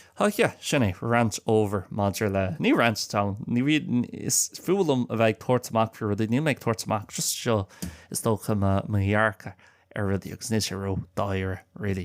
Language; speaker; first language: Irish; non-native, local second language; English